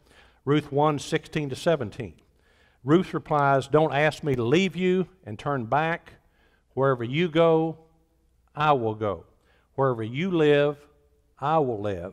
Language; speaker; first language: English; native; English